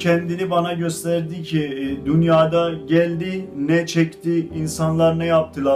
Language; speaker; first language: Turkish; non-native, learner; Azerbaijani